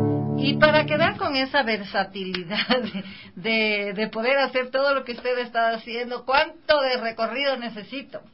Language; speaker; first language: Spanish; native; Spanish